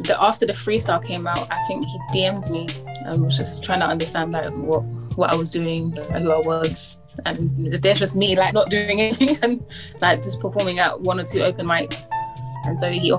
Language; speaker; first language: English; native; English